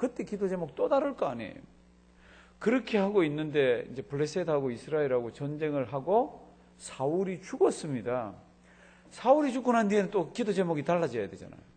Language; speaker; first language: Korean; native; Korean